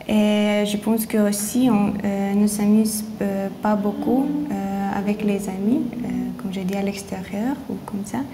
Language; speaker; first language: French; non-native, learner; Lithuanian